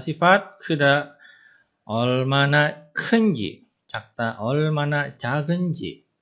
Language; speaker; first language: Korean; non-native, fluent; Indonesian